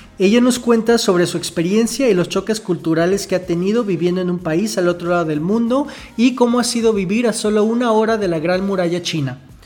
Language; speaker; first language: Spanish; native; Spanish